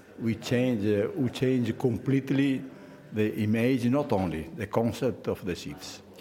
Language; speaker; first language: English; non-native, fluent; Italian